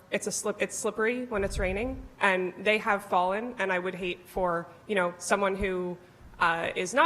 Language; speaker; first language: English; native; English